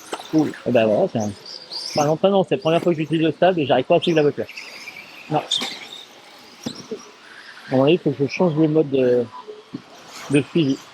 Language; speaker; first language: French; native; French